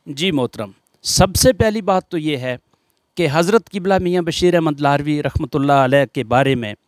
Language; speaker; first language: Hindi; non-native, local second language; Gujari